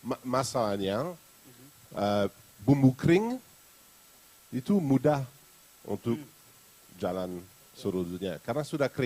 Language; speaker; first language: Indonesian; non-native, fluent; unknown